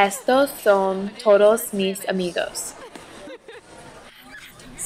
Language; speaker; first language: Spanish; non-native, learner; English